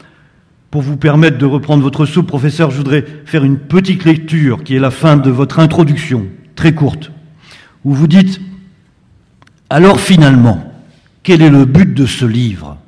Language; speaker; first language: French; native; French